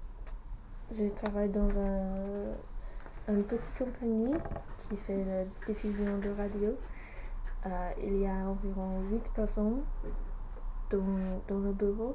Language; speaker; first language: French; non-native, learner; English